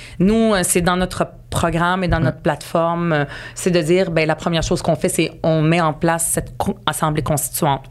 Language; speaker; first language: French; early bilingual, other home language; Arabic